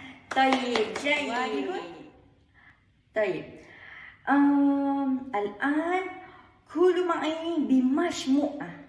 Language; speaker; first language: Arabic; non-native, learner; Malay